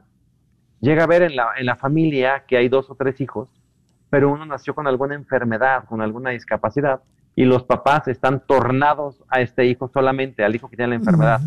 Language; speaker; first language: Spanish; native; Spanish